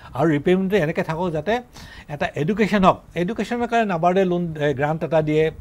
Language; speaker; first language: Assamese; native; Assamese